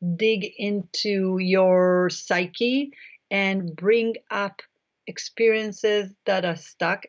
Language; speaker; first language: English; non-native, fluent; Hebrew